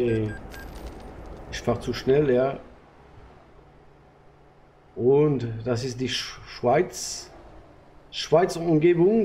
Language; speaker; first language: German; non-native, learner; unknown